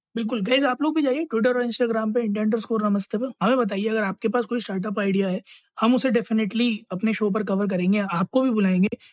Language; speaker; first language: Hindi; native; Hindi